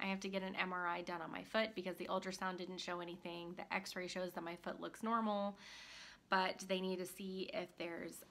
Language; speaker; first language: English; native; English